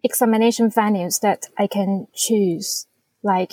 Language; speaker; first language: English; non-native, fluent; Chinese